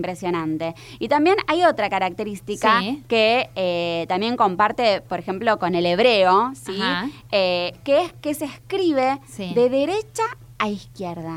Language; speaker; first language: Spanish; native; Spanish